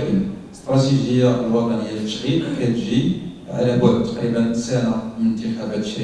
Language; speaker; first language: Arabic; native; Arabic